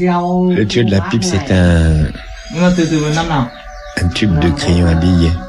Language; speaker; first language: French; native; French